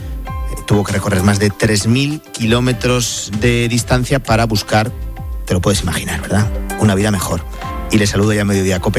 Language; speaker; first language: Spanish; native; Spanish